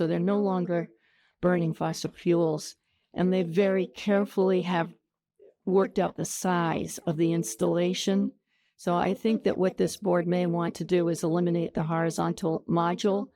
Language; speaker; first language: English; native; English